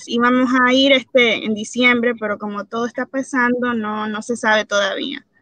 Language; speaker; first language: Spanish; early bilingual, heritage; Spanish